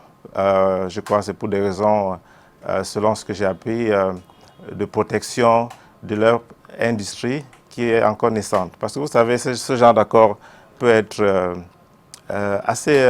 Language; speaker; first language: French; native; French